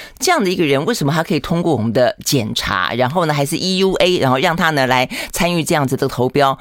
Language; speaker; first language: Chinese; native; Chinese